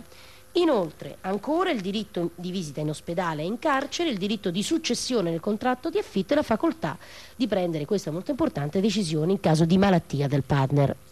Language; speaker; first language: Italian; native; Italian